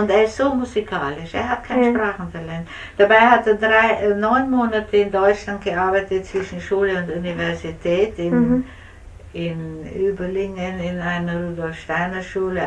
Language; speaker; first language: German; native; German